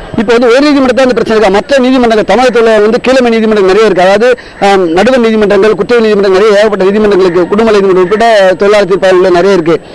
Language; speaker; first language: Tamil; native; Tamil